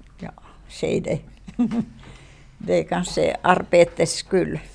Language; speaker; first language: Swedish; non-native, learner; Finnish